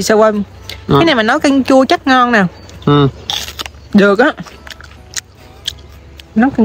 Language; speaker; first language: Vietnamese; native; Vietnamese